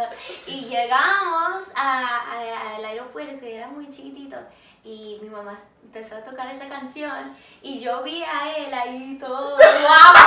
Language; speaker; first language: Spanish; early bilingual, heritage; English